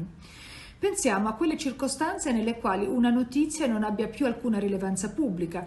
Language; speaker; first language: Italian; native; Italian